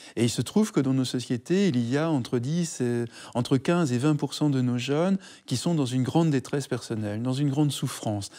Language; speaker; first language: French; native; French